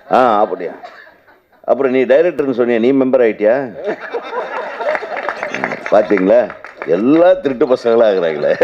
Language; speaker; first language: Tamil; native; Tamil